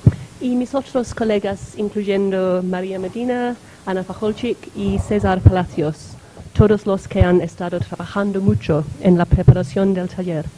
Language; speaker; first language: Spanish; non-native, fluent; English